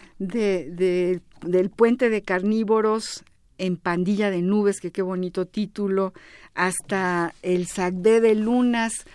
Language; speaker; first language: Spanish; native; Spanish